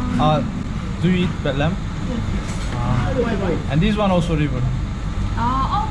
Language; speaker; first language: English; non-native, fluent; Turkish